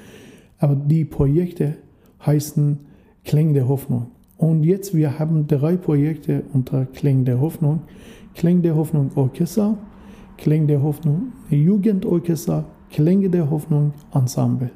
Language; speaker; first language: German; non-native, learner; Persian